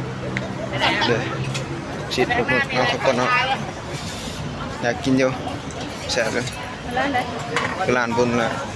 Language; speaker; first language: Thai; non-native, local second language; Lao